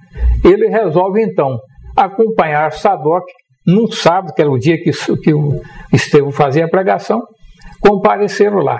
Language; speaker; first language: Portuguese; native; Portuguese